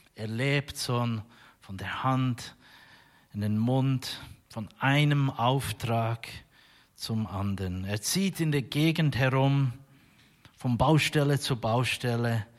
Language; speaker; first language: German; native; German